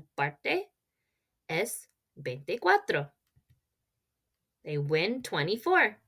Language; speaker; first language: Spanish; non-native, learner; English